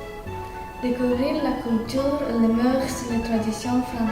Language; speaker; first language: French; non-native, learner; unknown